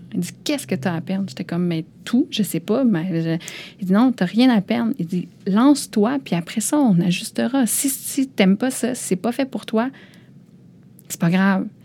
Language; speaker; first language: French; early bilingual, other home language; Lao